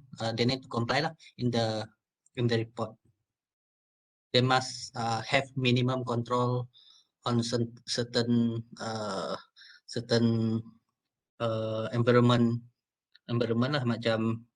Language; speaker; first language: English; non-native, local second language; Malay